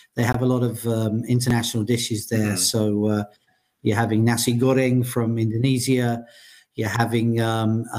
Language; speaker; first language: English; native; English